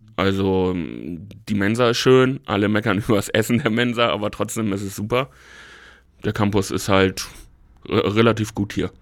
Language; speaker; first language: German; native; German